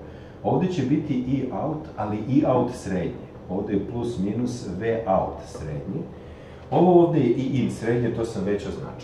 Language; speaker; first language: Serbian; native; Serbian